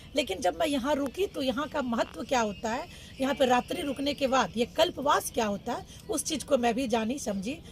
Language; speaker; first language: Hindi; native; Hindi